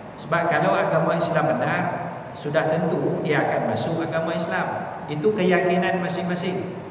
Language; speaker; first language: Malay; native; Malay